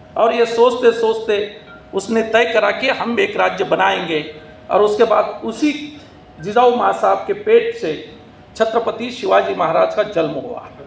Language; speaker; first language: Hindi; non-native, local second language; Marathi